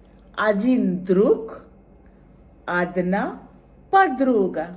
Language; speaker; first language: Russian; non-native, fluent; Bangla